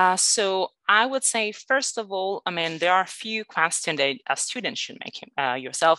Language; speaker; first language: English; non-native, fluent; Italian